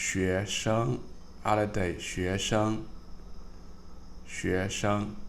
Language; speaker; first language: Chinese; non-native, learner; Somali